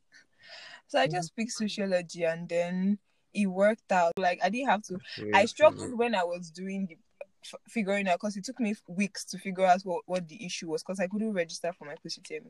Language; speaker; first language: English; non-native, local second language; Yoruba